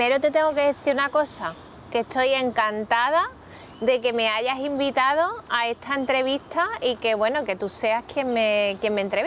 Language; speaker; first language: Spanish; native; Spanish